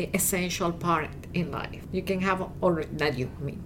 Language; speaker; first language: English; non-native, fluent; Spanish